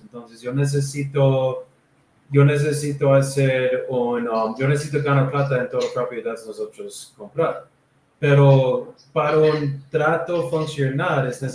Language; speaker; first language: Spanish; non-native, learner; English